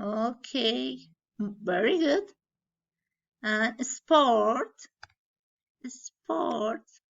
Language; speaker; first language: English; non-native, learner; Spanish